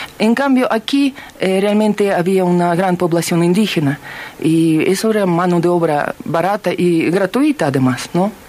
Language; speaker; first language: Spanish; non-native, fluent; Russian